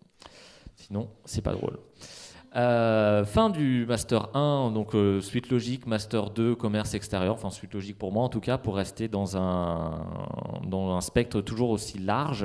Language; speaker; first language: French; native; French